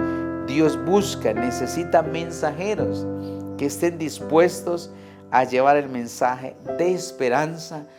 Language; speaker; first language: Spanish; native; Spanish